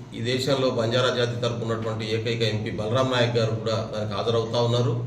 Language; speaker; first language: Telugu; non-native, local second language; Lambadi